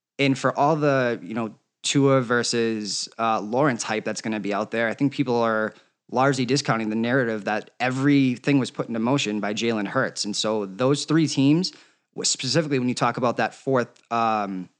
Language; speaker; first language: English; native; English